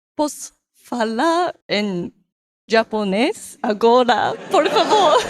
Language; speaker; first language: Portuguese; non-native, learner; Japanese